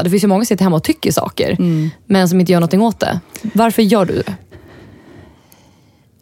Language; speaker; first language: Swedish; native; Swedish